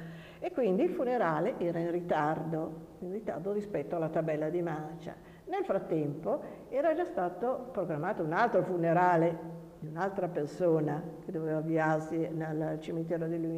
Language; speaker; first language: Italian; native; Italian